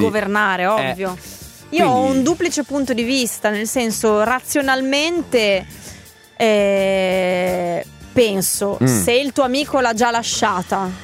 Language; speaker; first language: Italian; native; Italian